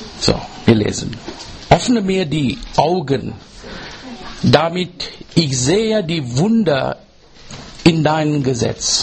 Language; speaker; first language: German; non-native, learner; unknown